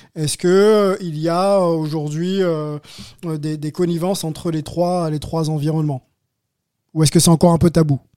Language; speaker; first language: French; native; French